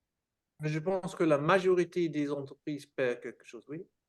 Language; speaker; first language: French; non-native, fluent; German